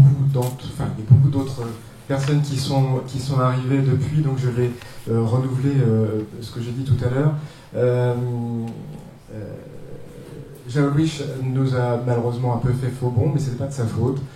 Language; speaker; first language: French; native; French